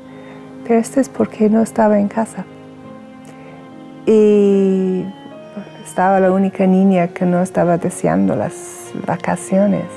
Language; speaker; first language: Spanish; non-native, fluent; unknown